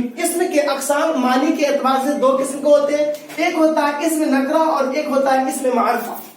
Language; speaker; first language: Hindi; native; Hindi